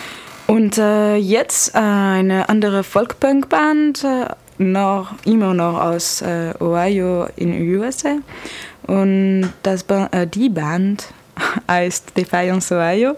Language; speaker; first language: German; non-native, learner; French